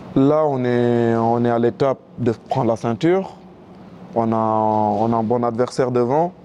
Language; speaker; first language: French; non-native, local second language; Wolof